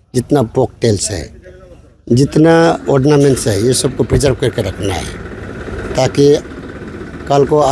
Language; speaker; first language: Hindi; non-native, local second language; Nyishi